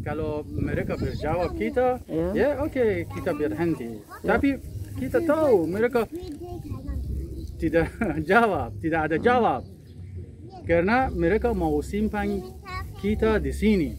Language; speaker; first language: Indonesian; non-native, learner; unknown